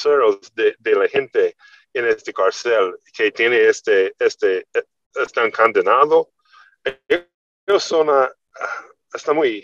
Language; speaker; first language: Spanish; non-native, learner; English